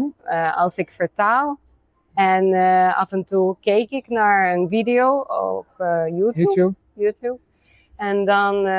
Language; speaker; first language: Dutch; non-native, fluent; Polish